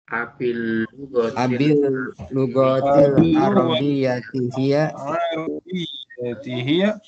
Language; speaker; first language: Arabic; non-native, learner; Indonesian